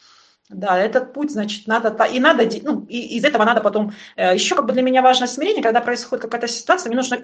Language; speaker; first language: Russian; native; Russian